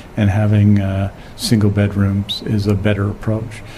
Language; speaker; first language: English; native; English